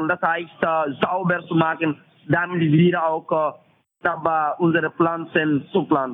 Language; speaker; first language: German; non-native, fluent; French